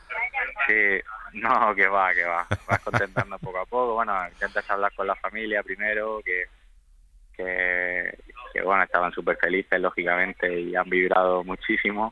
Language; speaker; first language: Spanish; native; Spanish